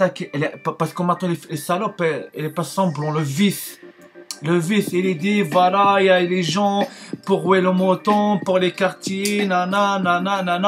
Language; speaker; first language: French; non-native, learner; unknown